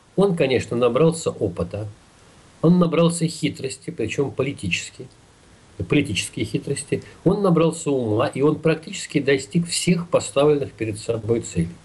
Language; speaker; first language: Russian; native; Russian